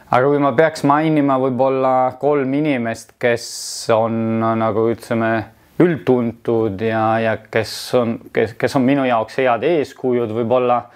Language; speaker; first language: Estonian; non-native, fluent; Italian